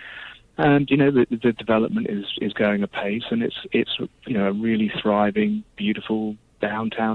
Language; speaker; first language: English; native; English